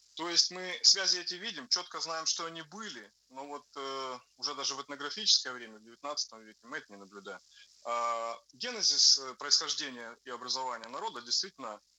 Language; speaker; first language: Russian; native; Russian